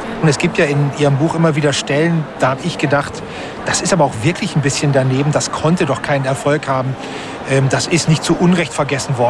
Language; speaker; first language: German; native; German